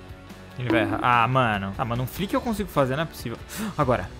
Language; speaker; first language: Portuguese; native; Portuguese